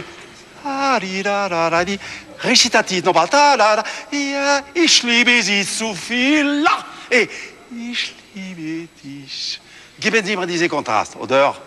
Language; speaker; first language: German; non-native, learner; French